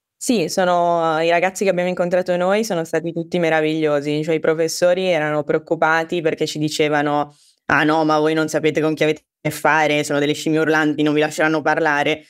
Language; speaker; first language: Italian; native; Italian